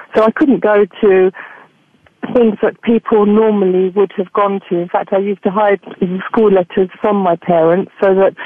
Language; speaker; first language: English; native; English